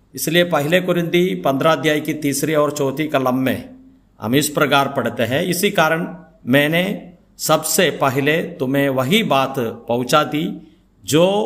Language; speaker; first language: Hindi; non-native, local second language; Malayalam